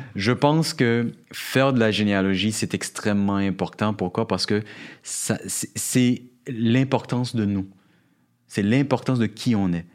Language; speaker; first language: French; native; French